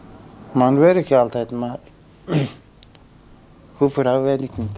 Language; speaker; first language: Dutch; non-native, learner; Turkish